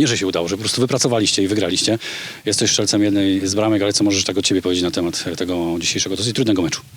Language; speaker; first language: Polish; native; Polish